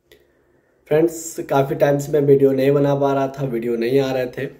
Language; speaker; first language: Hindi; native; Hindi